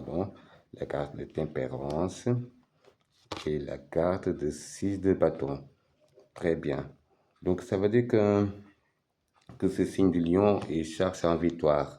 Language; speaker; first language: French; non-native, fluent; Portuguese